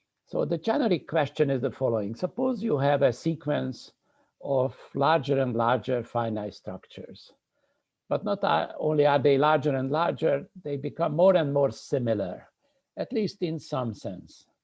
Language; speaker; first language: English; non-native, fluent; Hungarian